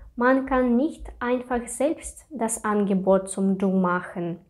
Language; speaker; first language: German; non-native, fluent; Russian